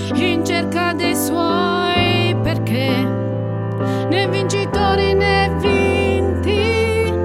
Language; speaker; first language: Italian; native; Italian